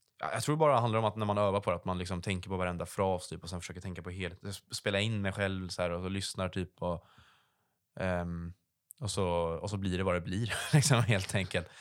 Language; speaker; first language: Swedish; native; Swedish